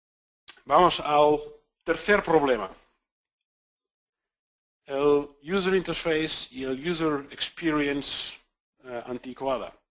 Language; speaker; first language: Spanish; non-native, fluent; Dutch